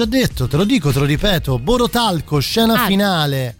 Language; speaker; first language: Italian; native; Italian